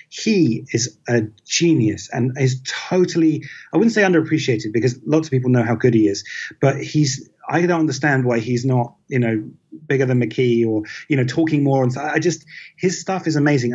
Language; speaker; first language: English; native; English